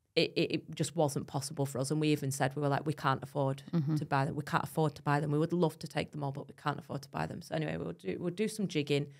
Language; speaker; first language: English; native; English